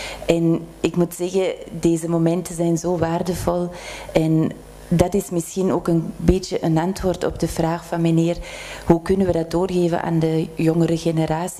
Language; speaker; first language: Dutch; non-native, fluent; German